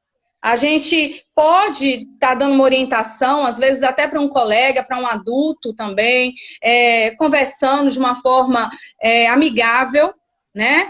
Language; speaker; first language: Portuguese; native; Portuguese